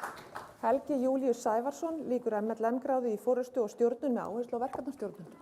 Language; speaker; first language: Icelandic; native; Icelandic